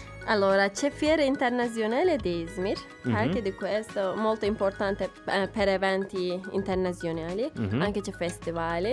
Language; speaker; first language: Italian; non-native, learner; Turkish